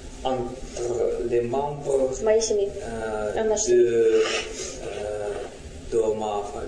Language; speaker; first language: French; non-native, learner; Russian